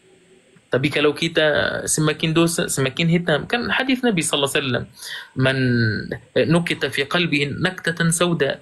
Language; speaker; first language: Indonesian; non-native, fluent; Arabic